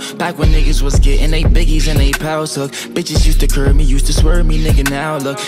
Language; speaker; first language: English; native; English